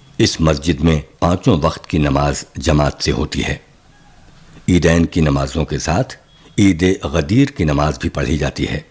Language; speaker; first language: Urdu; native; Urdu